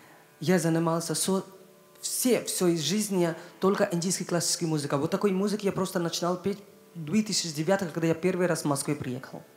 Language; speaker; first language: Russian; non-native, learner; Hindi